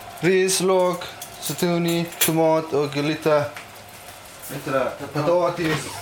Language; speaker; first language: Swedish; non-native, learner; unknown